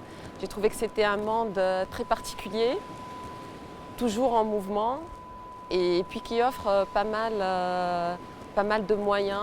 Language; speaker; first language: French; non-native, local second language; Arabic